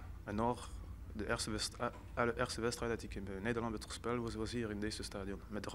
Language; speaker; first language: Dutch; non-native, fluent; French